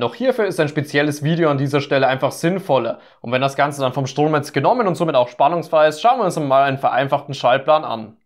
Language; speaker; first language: German; native; German